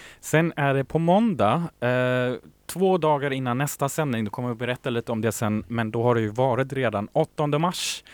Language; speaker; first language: Swedish; native; Swedish